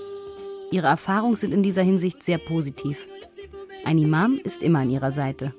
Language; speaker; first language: German; native; German